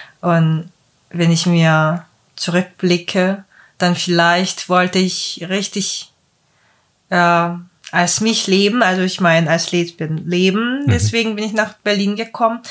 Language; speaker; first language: German; non-native, fluent; Korean